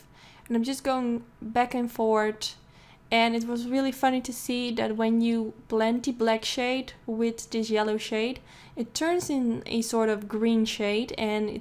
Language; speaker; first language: English; non-native, fluent; Dutch